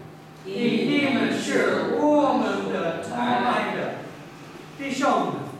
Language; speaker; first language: Chinese; non-native, learner; English